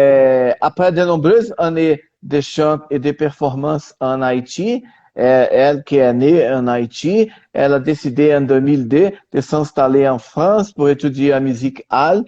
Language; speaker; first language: French; non-native, learner; Portuguese